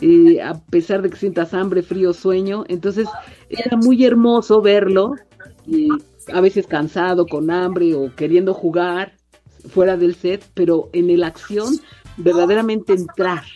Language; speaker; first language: Spanish; native; Spanish